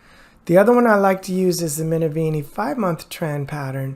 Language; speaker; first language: English; native; English